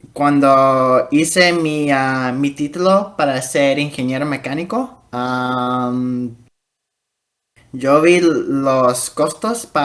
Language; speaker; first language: Spanish; early bilingual, heritage; Spanish